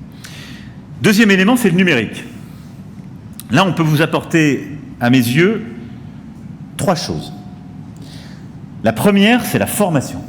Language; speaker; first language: French; native; French